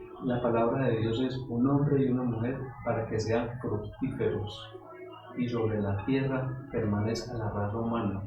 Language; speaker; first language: Spanish; native; Spanish